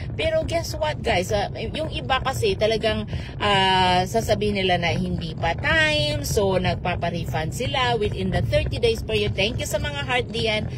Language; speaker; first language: Filipino; native; Filipino